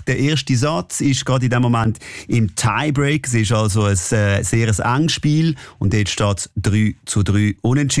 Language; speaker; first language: German; native; German